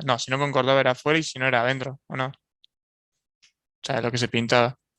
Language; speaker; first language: Spanish; native; Spanish